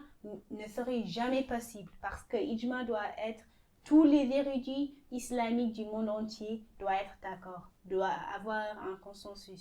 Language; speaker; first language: French; non-native, fluent; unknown